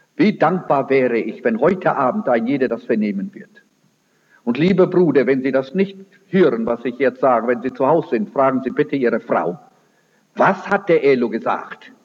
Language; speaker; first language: German; early bilingual, heritage; German